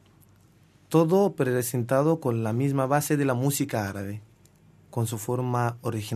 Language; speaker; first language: Spanish; non-native, fluent; Arabic